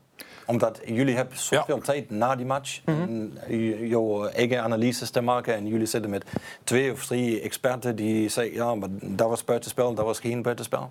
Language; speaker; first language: Dutch; non-native, fluent; Danish